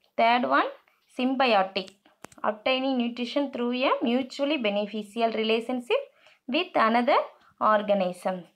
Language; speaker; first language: English; non-native, local second language; Tamil